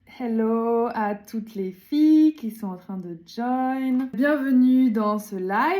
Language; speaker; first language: French; native; French